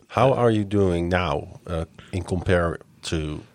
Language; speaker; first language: English; non-native, fluent; Dutch